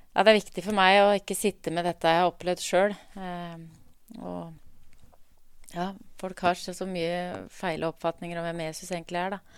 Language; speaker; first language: Norwegian; native; Norwegian